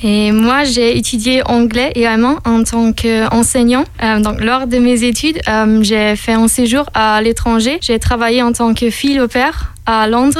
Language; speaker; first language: French; non-native, fluent; German